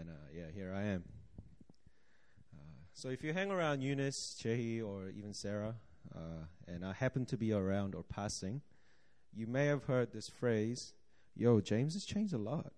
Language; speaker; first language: English; native; English